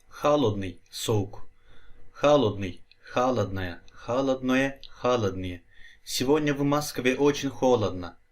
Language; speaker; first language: Russian; non-native, fluent; Turkish